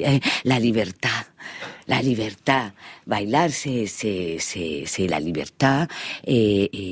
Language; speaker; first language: French; non-native, fluent; Spanish